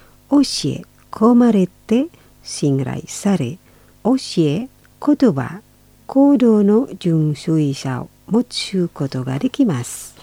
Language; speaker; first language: Japanese; non-native, fluent; Indonesian